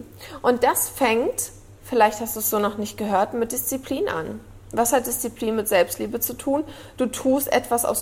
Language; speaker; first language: German; native; German